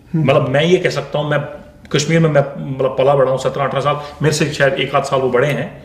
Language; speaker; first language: Hindi; non-native, local second language; Kashmiri